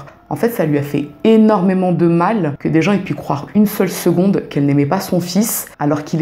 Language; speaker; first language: French; native; French